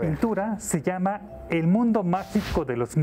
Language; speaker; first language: Spanish; native; Spanish